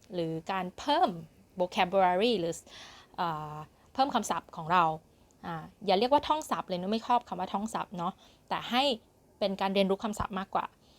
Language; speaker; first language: Thai; native; Thai